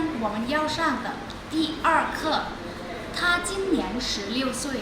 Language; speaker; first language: Chinese; non-native, fluent; Thai